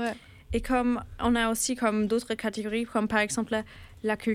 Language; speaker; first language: French; non-native, fluent; German